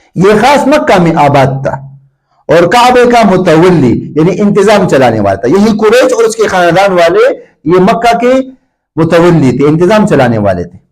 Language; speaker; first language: Urdu; non-native, local second language; Pashto